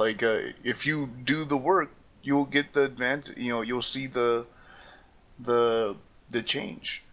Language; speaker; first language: English; native; English